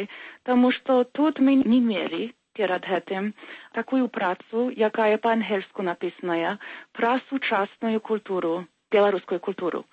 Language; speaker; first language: Belarusian; early bilingual, heritage; Belarusian